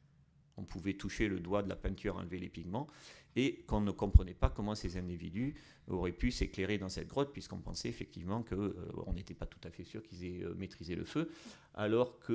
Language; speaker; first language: French; native; French